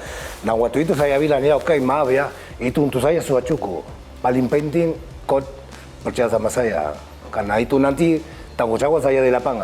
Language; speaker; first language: Indonesian; non-native, fluent; Spanish